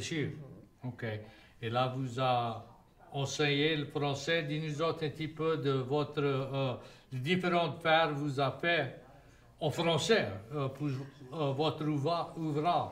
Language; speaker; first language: French; native; French